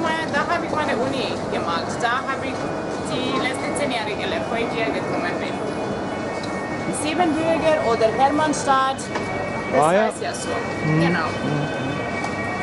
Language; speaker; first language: German; non-native, fluent; Romanian